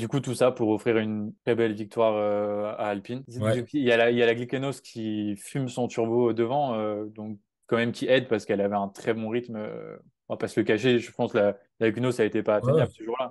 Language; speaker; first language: French; native; French